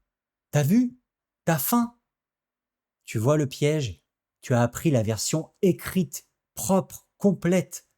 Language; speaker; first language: French; native; French